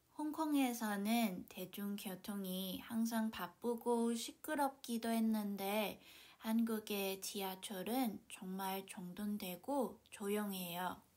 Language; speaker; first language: Korean; non-native, fluent; Cantonese